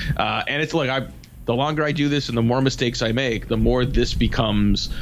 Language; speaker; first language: English; native; English